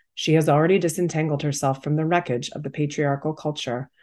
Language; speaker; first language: English; native; English